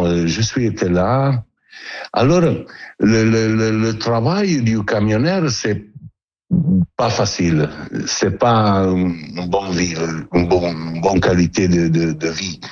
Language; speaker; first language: French; non-native, learner; Italian